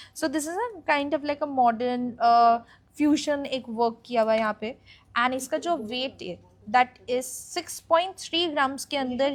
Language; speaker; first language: Hindi; non-native, local second language; Bangla